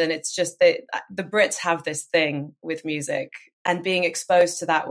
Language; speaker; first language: English; native; English